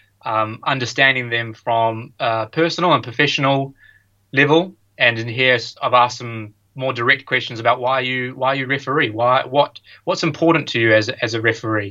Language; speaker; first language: English; native; English